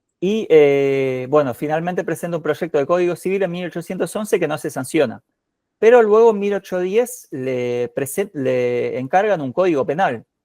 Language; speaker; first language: Spanish; native; Spanish